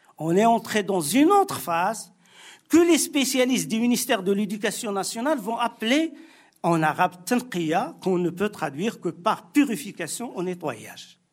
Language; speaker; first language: French; non-native, local second language; Arabic